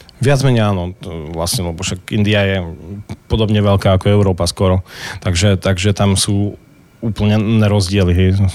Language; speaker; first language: Slovak; native; Slovak